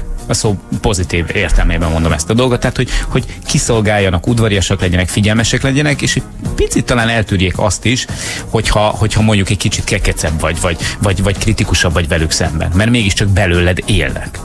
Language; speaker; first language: Hungarian; native; Hungarian